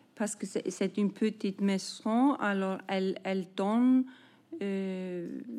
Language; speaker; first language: French; non-native, fluent; Icelandic